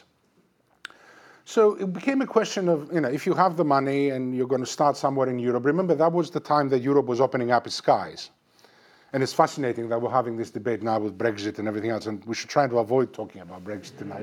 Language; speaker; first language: English; non-native, fluent; Greek